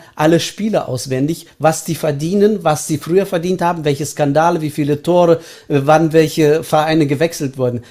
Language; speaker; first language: German; early bilingual, heritage; Estonian